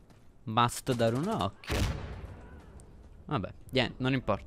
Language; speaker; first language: Italian; native; Italian